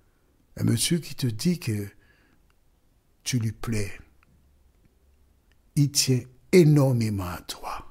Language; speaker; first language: French; native; French